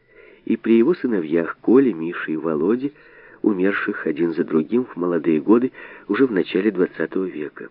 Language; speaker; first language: Russian; native; Russian